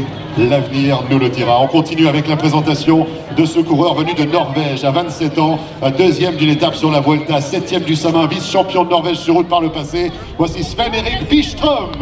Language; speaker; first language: French; native; French